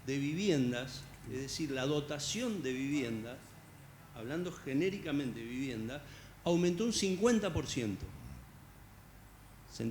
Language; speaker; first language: Spanish; native; Spanish